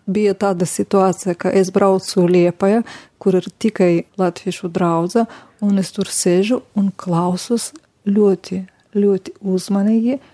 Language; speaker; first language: Latvian; non-native, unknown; Romanian